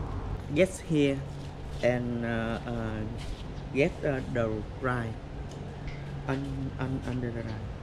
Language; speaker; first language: English; non-native, learner; Vietnamese